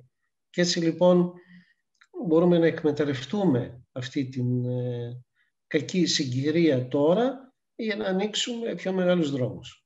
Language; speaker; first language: Greek; native; Greek